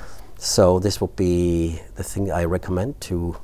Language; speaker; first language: English; non-native, fluent; German